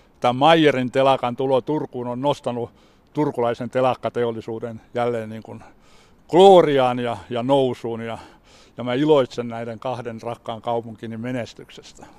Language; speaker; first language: Finnish; native; Finnish